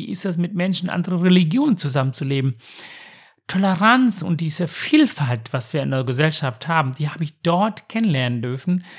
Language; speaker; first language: German; non-native, fluent; Tamil